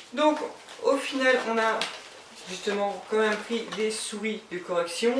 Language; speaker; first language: French; native; French